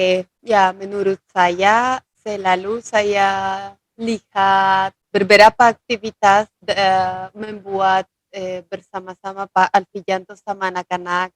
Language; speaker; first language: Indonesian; non-native, fluent; Spanish